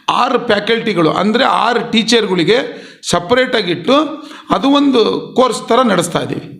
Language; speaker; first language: Kannada; non-native, local second language; Urdu